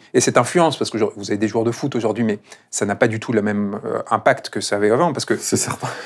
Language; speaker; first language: French; non-native, fluent; Spanish